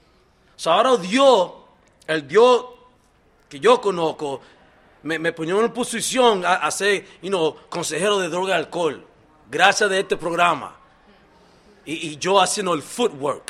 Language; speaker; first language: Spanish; early bilingual, heritage; Spanish